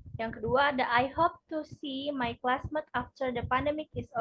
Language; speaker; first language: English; non-native, fluent; Indonesian